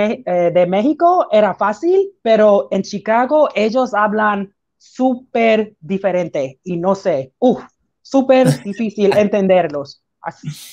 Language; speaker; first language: Spanish; non-native, learner; English